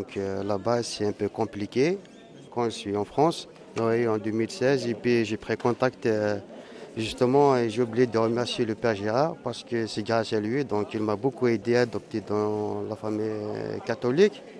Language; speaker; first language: French; non-native, local second language; Kabyle